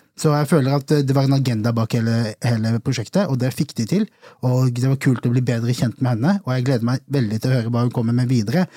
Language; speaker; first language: Norwegian; early bilingual, other home language; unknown